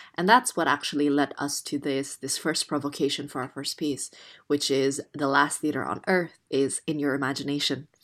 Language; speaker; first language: English; non-native, fluent; Indonesian